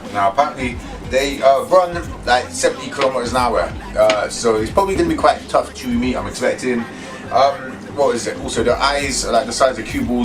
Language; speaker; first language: English; native; English